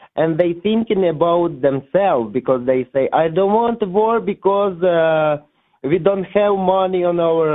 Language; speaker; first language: English; non-native, learner; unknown